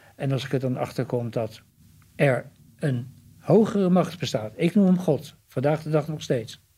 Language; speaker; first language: Dutch; native; Dutch